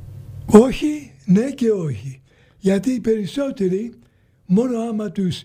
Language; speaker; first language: Greek; early bilingual, other home language; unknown